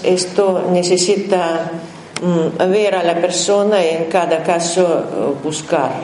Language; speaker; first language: Spanish; non-native, learner; Russian